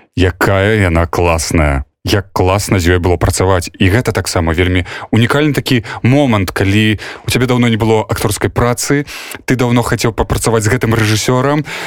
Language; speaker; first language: Belarusian; native; Belarusian